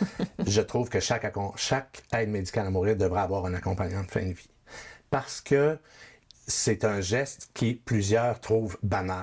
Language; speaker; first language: French; native; French